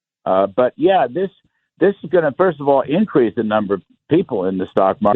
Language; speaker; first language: English; native; English